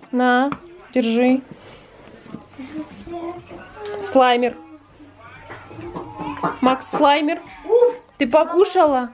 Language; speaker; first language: Russian; native; Russian